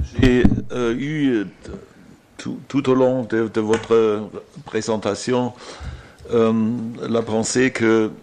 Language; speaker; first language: French; non-native, fluent; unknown